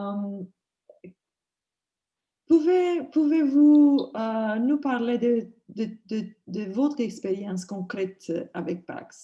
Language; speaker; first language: French; non-native, learner; English